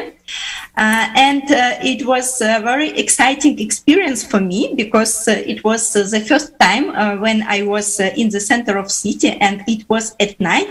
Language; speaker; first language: English; non-native, fluent; Uzbek